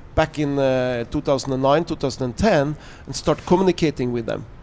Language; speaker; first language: English; non-native, fluent; Norwegian